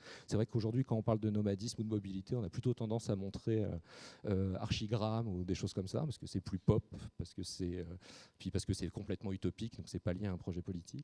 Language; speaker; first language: French; native; French